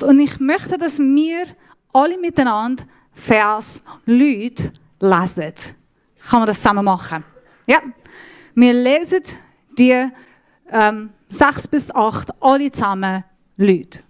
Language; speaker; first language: German; non-native, fluent; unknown